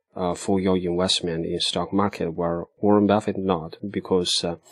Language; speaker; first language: English; non-native, fluent; Chinese